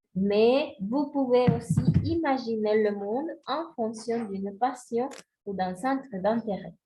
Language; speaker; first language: French; non-native, fluent; Spanish